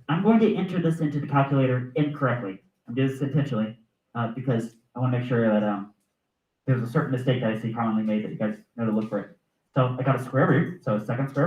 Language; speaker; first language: English; native; English